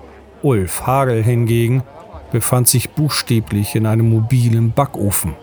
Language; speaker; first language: German; native; German